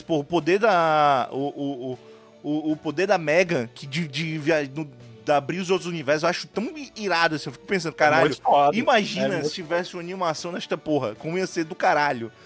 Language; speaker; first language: Portuguese; native; Portuguese